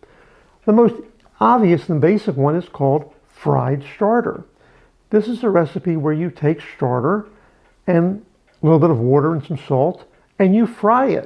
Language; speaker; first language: English; native; English